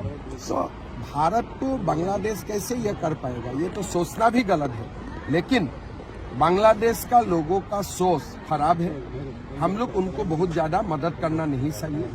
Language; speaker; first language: Hindi; non-native, local second language; Bangla